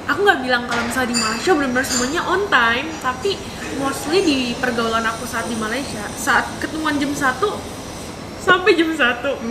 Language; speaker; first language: Indonesian; native; Indonesian